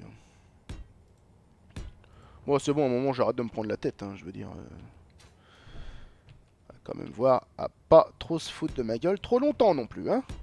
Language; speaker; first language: French; native; French